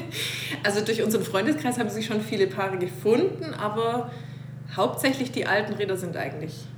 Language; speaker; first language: German; native; German